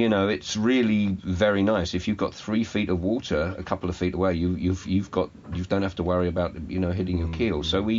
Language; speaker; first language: English; native; English